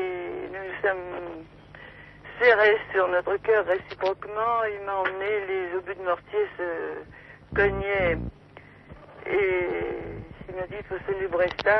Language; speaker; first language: French; native; French